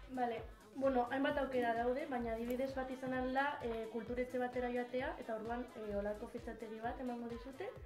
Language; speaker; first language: Basque; non-native, local second language; Spanish